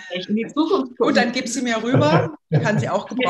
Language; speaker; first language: German; native; German